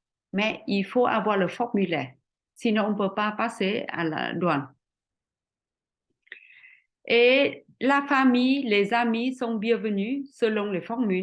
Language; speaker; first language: French; non-native, fluent; Vietnamese